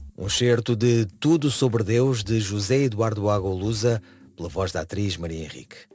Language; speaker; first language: Portuguese; native; Portuguese